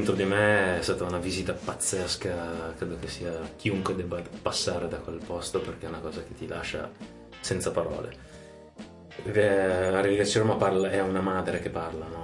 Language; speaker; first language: Italian; native; Italian